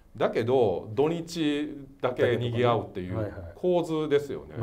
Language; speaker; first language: Japanese; native; Japanese